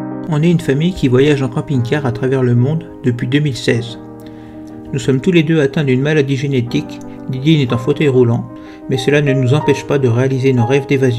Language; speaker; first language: French; native; French